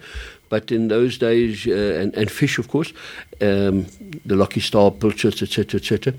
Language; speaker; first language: English; early bilingual, other home language; German